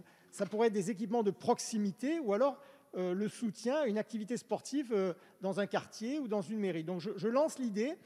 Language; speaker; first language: French; native; French